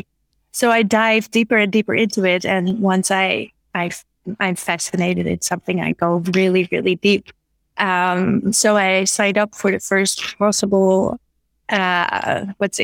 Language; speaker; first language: English; non-native, fluent; Dutch